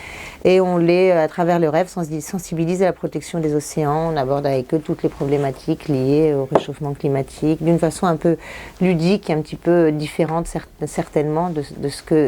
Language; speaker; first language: French; native; French